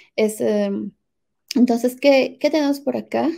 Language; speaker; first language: Spanish; native; Spanish